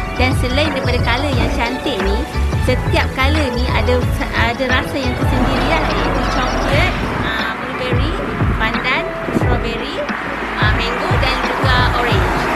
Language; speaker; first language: Malay; native; Malay